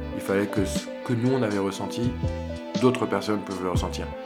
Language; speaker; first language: French; native; French